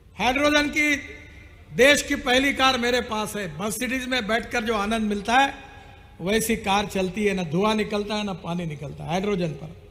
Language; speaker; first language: Hindi; non-native, local second language; Marathi